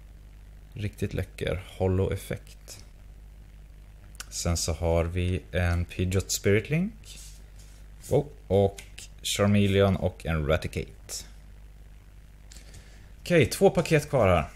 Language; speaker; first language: Swedish; native; Swedish